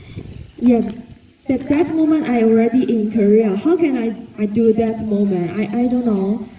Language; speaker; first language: English; non-native, fluent; Cantonese